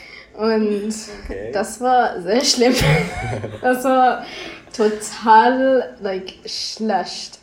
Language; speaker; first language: German; non-native, learner; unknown